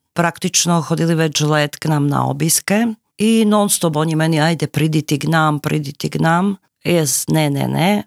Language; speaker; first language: Slovenian; non-native, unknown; Slovak